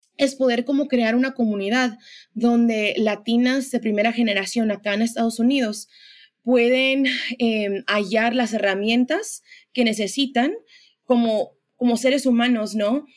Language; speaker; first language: Spanish; early bilingual, heritage; Spanish